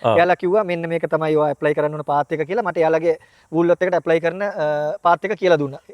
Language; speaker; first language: Sinhala; native; Sinhala